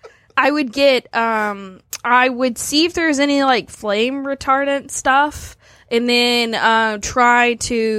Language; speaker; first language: English; native; English